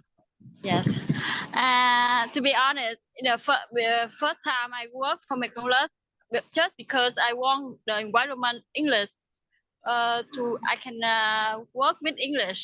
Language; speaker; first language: English; non-native, local second language; Vietnamese